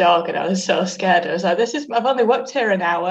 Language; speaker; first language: English; native; English